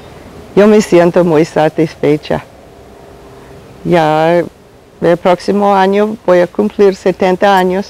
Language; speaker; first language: Spanish; non-native, fluent; English